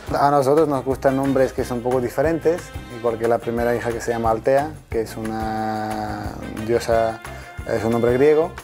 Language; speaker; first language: Spanish; non-native, fluent; Croatian